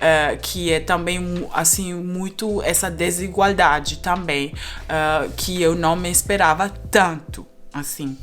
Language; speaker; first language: Portuguese; non-native, fluent; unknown